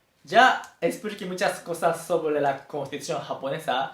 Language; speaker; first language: Spanish; non-native, fluent; Japanese